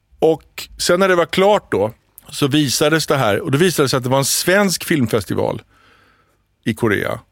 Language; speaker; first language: Swedish; early bilingual, other home language; Arabic